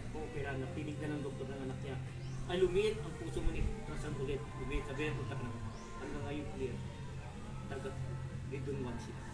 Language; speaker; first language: Filipino; non-native, local second language; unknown